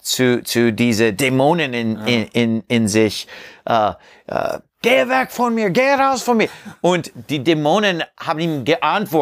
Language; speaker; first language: German; non-native, learner; English